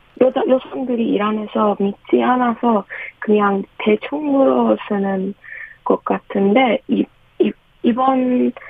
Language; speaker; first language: Korean; non-native, fluent; Persian